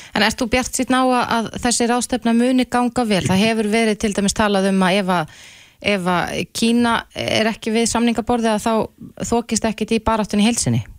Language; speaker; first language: Icelandic; native; Icelandic